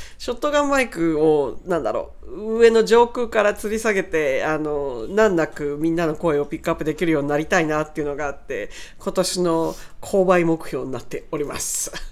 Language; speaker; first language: Japanese; native; Japanese